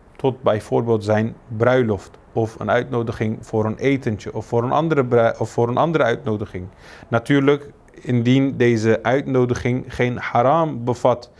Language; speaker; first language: Dutch; early bilingual, other home language; Turkish